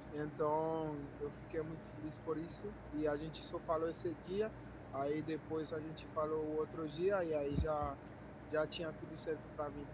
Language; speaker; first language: Portuguese; non-native, fluent; Spanish